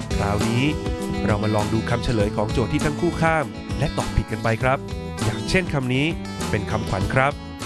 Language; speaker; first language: Thai; native; Thai